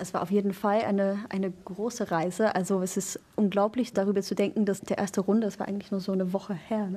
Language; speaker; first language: German; non-native, fluent; English